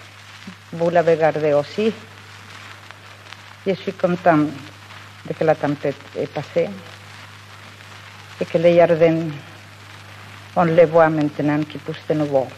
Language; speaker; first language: French; non-native, fluent; Spanish